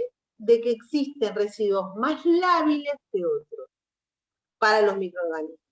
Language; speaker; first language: Spanish; native; Spanish